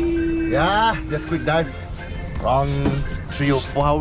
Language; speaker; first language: English; non-native, learner; Indonesian